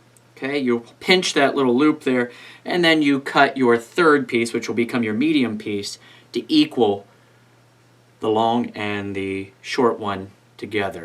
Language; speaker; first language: English; native; English